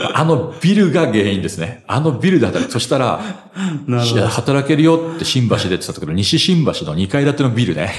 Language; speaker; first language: Japanese; native; Japanese